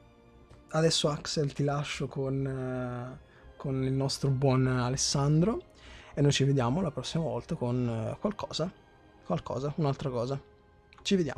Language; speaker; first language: Italian; native; Italian